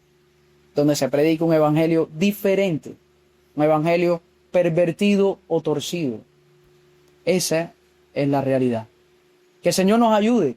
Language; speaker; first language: Spanish; native; Spanish